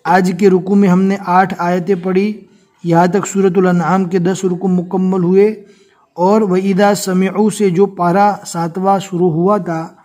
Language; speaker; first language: Urdu; native; Urdu